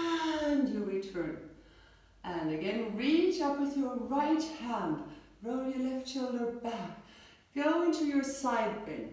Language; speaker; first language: English; non-native, fluent; German